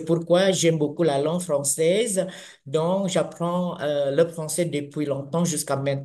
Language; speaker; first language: French; non-native, learner; Indonesian